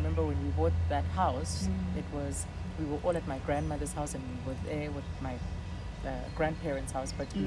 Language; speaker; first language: English; non-native, local second language; Zulu